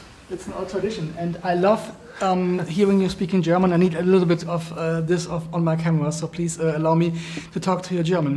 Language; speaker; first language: English; non-native, fluent; German